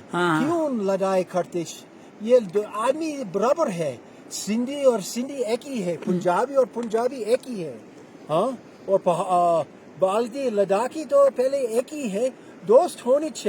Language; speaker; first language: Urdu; non-native, local second language; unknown